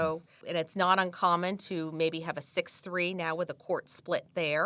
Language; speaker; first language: English; native; English